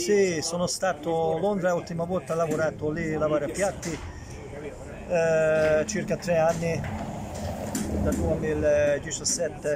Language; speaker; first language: Italian; non-native, learner; Hungarian